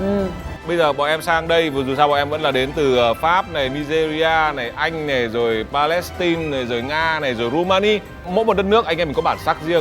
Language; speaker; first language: Vietnamese; native; Vietnamese